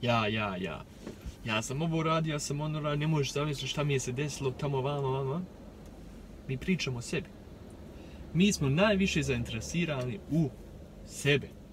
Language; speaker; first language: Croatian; early bilingual, heritage; Croatian